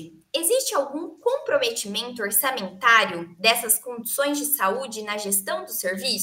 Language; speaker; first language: Portuguese; native; Portuguese